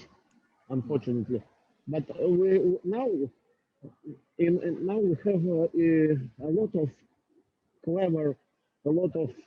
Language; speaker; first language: English; non-native, learner; Russian